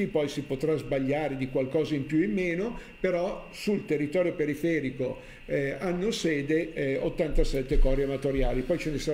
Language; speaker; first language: Italian; native; Italian